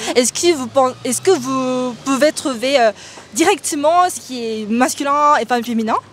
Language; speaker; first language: French; non-native, fluent; Korean